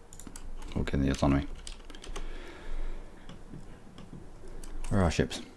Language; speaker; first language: English; native; English